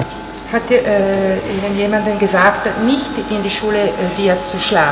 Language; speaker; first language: German; non-native, fluent; Italian